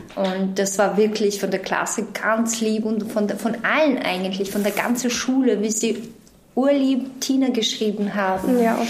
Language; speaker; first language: German; non-native, fluent; Georgian